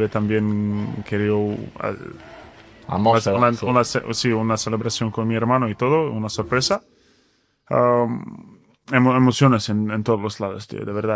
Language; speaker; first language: Spanish; non-native, fluent; Bosnian